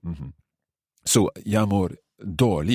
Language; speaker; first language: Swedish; non-native, learner; English